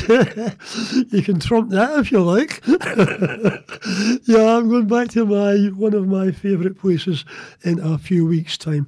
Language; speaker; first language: English; native; English